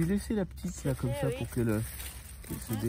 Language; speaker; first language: French; native; French